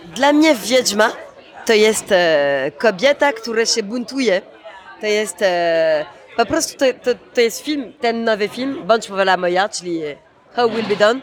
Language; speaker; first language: Polish; early bilingual, heritage; Polish